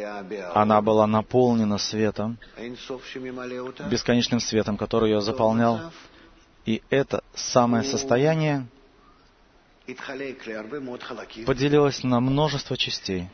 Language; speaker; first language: Russian; native; Russian